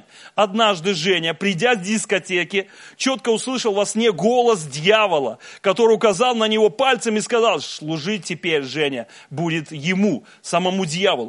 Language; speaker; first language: Russian; native; Russian